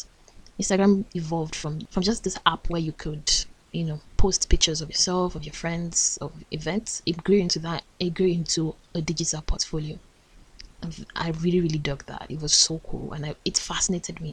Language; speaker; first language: English; non-native, local second language; Yoruba